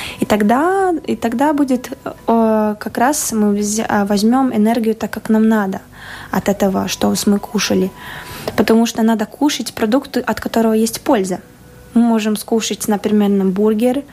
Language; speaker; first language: Russian; non-native, local second language; Latvian